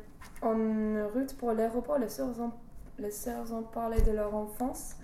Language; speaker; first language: French; non-native, learner; English